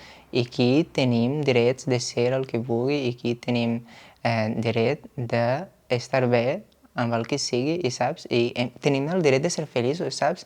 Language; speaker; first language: Catalan; non-native, fluent; Portuguese